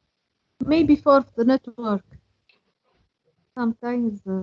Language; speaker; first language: English; non-native, learner; Arabic